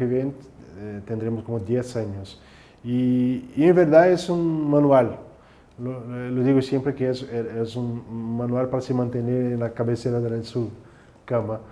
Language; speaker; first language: Spanish; non-native, fluent; Portuguese